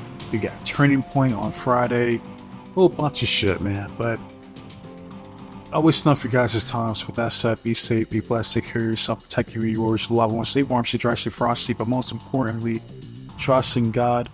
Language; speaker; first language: English; native; English